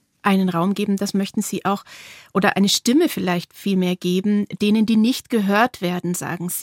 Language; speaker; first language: German; native; German